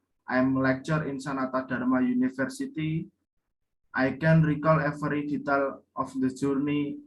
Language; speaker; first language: English; non-native, learner; Indonesian